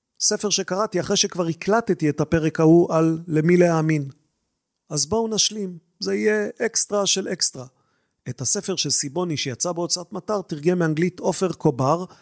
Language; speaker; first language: Hebrew; native; Hebrew